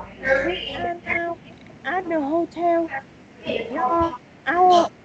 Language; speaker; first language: English; non-native, learner; Vietnamese